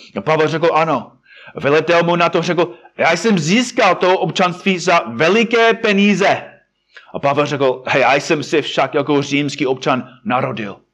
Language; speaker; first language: Czech; non-native, fluent; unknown